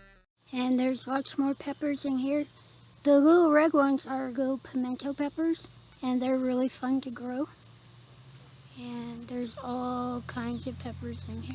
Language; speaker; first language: English; native; English